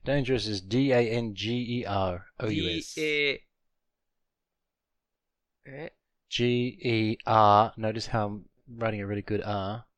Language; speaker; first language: English; non-native, learner; Japanese